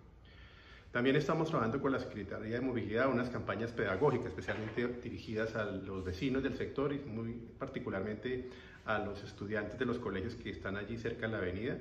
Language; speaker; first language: Spanish; native; Spanish